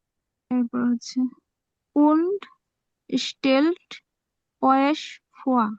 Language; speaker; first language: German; non-native, learner; Bangla